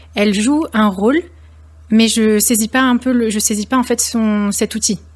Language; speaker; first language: French; native; French